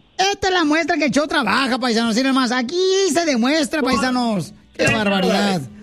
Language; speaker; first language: Spanish; native; Spanish